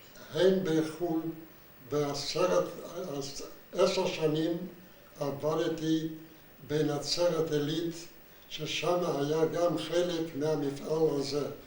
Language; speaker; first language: Hebrew; non-native, fluent; Yiddish